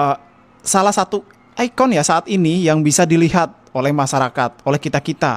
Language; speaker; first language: Indonesian; native; Indonesian